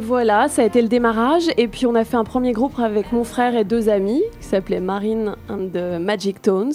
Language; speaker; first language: French; native; French